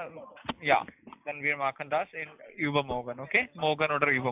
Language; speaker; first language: German; non-native, learner; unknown